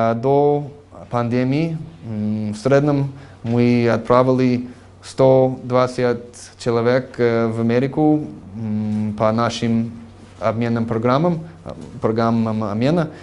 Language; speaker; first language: Russian; non-native, fluent; English